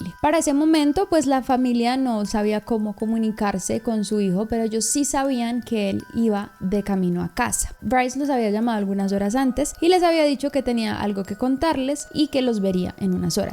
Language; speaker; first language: Spanish; native; Spanish